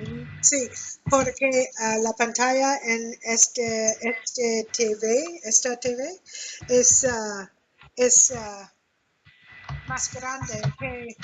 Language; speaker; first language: Spanish; non-native, learner; English